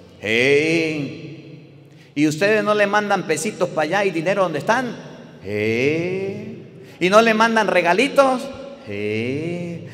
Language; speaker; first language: Spanish; native; Spanish